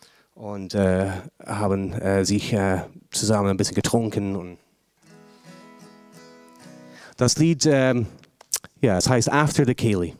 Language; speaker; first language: German; non-native, fluent; English